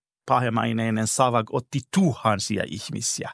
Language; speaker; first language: Finnish; non-native, fluent; Persian